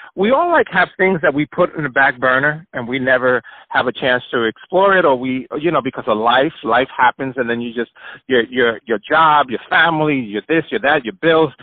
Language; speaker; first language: English; early bilingual, other home language; Spanish